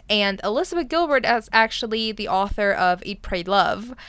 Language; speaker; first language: English; early bilingual, other home language; Spanish